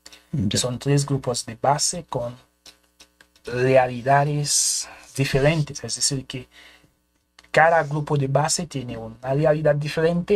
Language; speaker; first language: Spanish; non-native, fluent; Haitian Creole